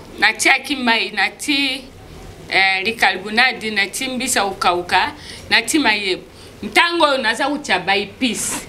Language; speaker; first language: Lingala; non-native, local second language; Kituba (Democratic Republic of Congo)